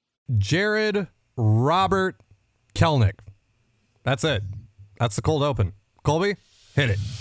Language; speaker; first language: English; native; English